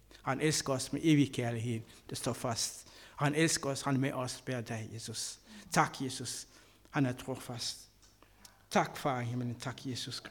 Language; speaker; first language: Danish; non-native, learner; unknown